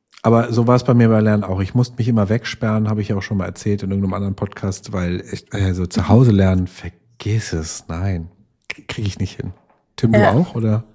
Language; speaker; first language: German; native; German